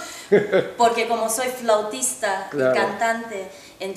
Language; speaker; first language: Spanish; non-native, fluent; Finnish